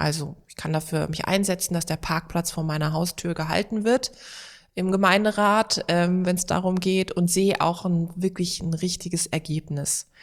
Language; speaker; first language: German; early bilingual, other home language; Turkish